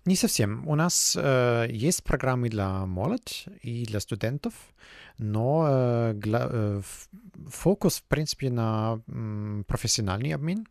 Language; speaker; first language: Russian; non-native, fluent; German